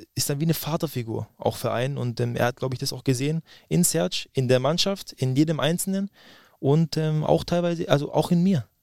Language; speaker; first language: German; native; German